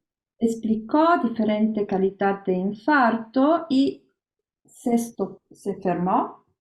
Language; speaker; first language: Spanish; non-native, learner; Italian